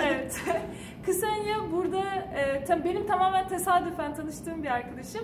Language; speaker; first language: Turkish; native; Turkish